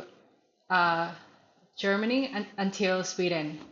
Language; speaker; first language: English; non-native, learner; Thai